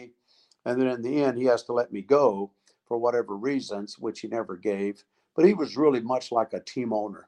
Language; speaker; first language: English; native; English